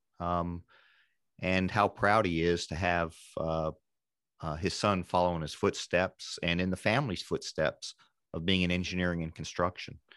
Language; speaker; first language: English; native; English